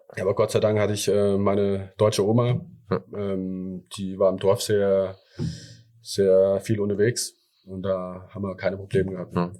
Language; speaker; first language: German; early bilingual, other home language; Thai